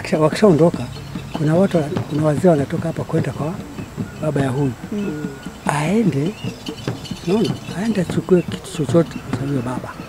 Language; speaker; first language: Swahili; non-native, local second language; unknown